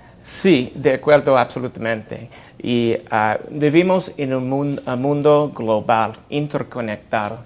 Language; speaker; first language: Spanish; non-native, fluent; English